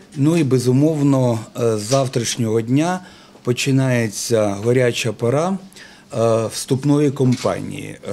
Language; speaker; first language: Ukrainian; non-native, local second language; Russian